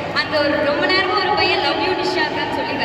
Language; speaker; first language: Tamil; native; Tamil